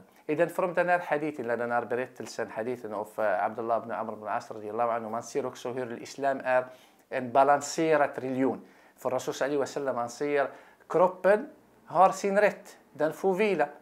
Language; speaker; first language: Swedish; non-native, fluent; Arabic